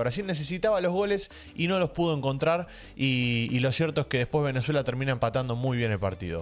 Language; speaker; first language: Spanish; native; Spanish